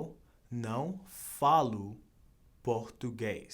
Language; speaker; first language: Portuguese; non-native, learner; English